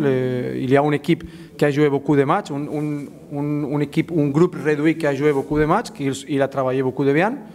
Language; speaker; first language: French; non-native, learner; Spanish